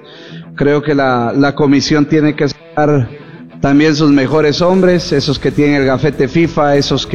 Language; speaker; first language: Spanish; native; Spanish